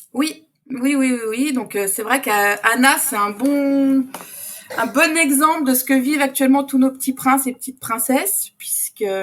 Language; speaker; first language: French; native; French